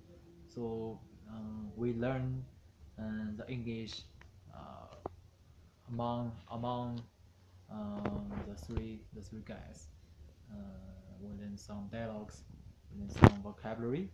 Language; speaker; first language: English; non-native, learner; Chinese